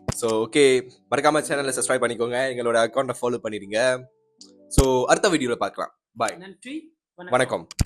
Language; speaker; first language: Tamil; early bilingual, heritage; Tamil